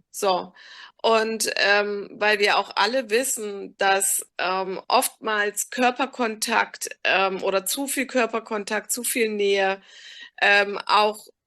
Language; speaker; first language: German; native; German